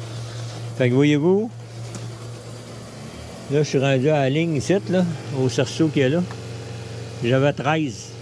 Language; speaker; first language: French; native; French